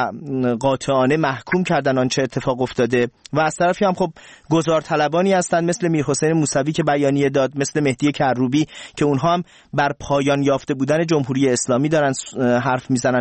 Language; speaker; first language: Persian; native; Persian